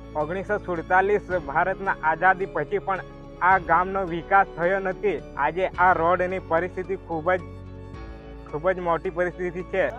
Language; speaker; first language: Gujarati; non-native, local second language; Kukna